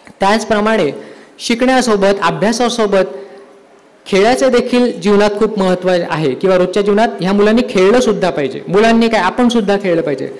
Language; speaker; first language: Marathi; native; Marathi